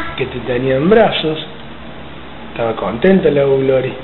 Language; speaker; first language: Spanish; native; Spanish